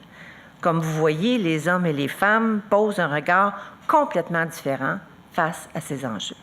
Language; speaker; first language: French; native; French